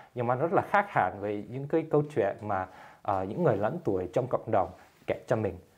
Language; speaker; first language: Vietnamese; early bilingual, heritage; Vietnamese